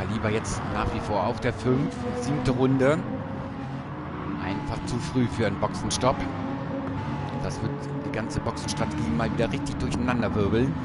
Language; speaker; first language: German; native; German